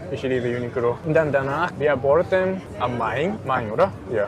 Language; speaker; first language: German; non-native, learner; Japanese